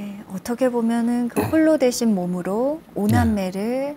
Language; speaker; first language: Korean; native; Korean